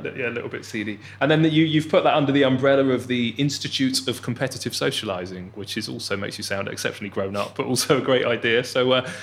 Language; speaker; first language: English; native; English